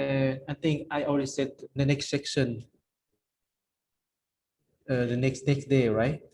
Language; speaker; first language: English; non-native, fluent; Lao